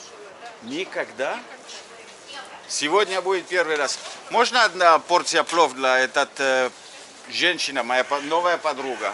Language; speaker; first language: Russian; non-native, learner; English